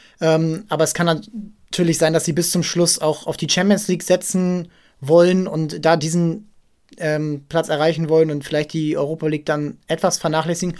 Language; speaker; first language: German; native; German